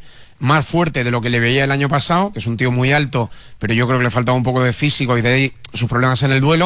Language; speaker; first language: Spanish; native; Spanish